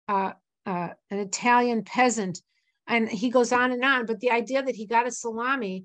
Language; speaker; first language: English; native; English